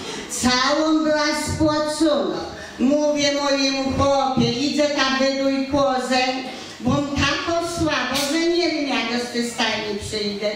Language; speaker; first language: Polish; native; Polish